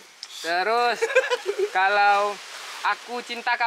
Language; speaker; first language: Indonesian; native; Indonesian